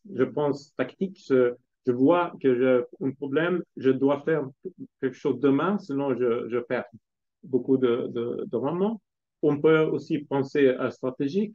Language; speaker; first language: French; non-native, fluent; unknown